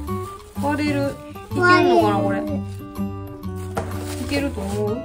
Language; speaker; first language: Japanese; native; Japanese